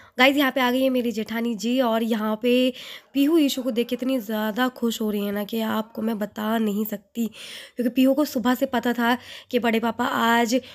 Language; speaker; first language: Hindi; native; Hindi